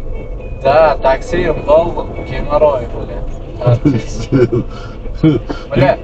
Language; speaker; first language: Russian; non-native, learner; Uzbek